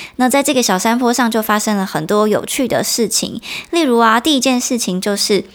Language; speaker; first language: Chinese; native; Chinese